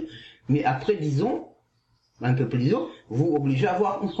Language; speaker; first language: French; non-native, learner; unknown